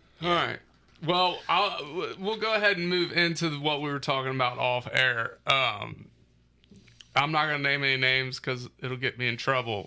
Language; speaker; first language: English; native; English